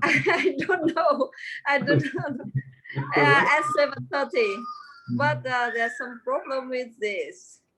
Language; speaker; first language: English; non-native, fluent; Vietnamese